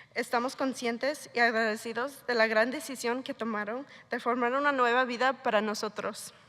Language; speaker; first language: Spanish; early bilingual, heritage; Spanish